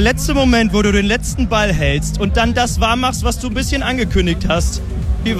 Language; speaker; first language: German; native; German